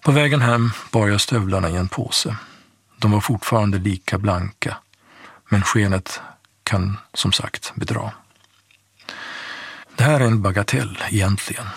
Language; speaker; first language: Swedish; early bilingual, other home language; Persian